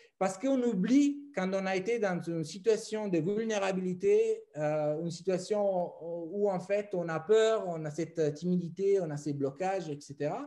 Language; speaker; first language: French; non-native, fluent; Italian